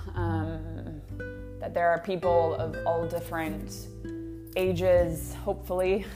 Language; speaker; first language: English; native; English